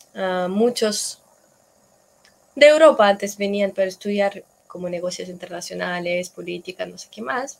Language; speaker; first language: Spanish; non-native, fluent; Russian